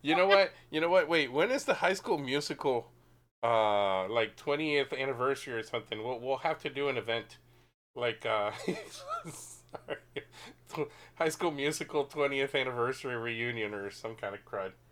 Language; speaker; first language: English; native; English